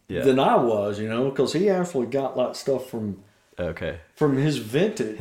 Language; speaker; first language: English; native; English